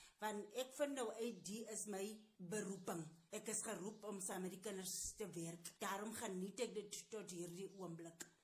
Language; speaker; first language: Afrikaans; non-native, local second language; Tswana